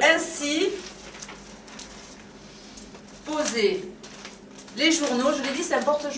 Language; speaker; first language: French; native; French